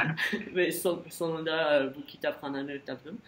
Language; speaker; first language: Azerbaijani; non-native, learner; French